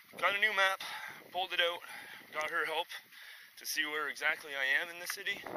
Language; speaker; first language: English; native; English